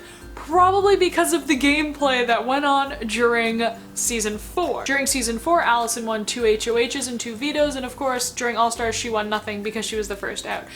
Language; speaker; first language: English; native; English